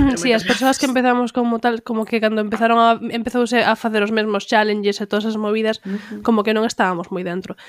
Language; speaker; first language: Galician; non-native, local second language; Spanish